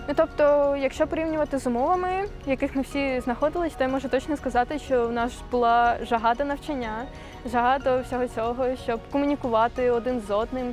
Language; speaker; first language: Ukrainian; native; Ukrainian